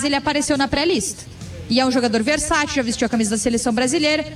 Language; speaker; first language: Portuguese; native; Portuguese